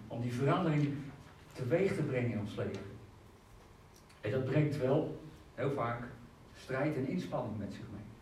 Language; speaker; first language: Dutch; native; Dutch